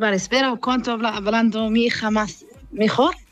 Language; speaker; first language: Spanish; non-native, learner; Arabic